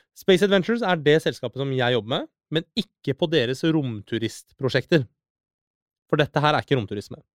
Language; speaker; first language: Norwegian; early bilingual, other home language; Persian